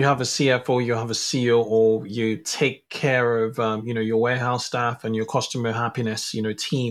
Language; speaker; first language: English; non-native, local second language; Yoruba